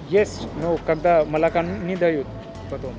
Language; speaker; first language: Russian; non-native, learner; Hindi